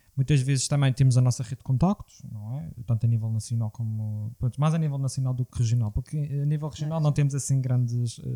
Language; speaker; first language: Portuguese; native; Portuguese